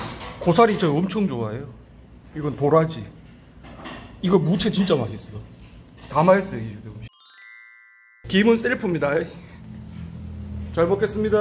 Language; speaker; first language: Korean; native; Korean